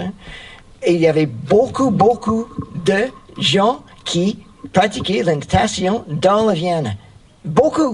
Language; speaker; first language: French; non-native, fluent; English